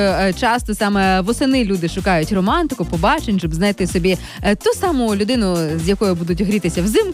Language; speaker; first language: Ukrainian; native; Ukrainian